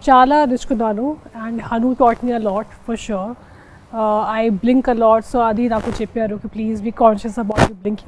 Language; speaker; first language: Telugu; non-native, local second language; Hindi